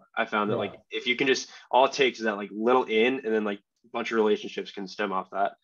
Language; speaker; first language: English; native; English